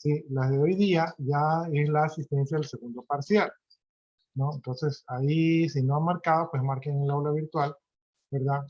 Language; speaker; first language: Spanish; native; Spanish